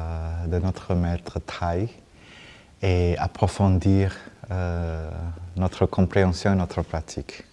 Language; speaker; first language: French; non-native, fluent; Vietnamese